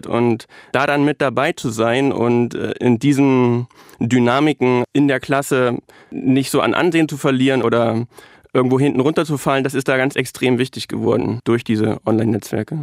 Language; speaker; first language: German; native; German